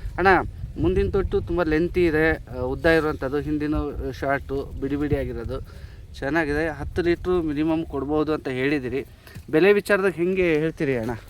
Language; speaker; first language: Kannada; native; Kannada